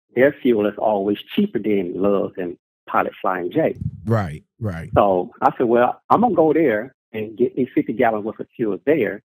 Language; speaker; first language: English; native; English